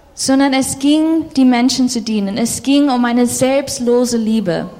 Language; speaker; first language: German; non-native, fluent; English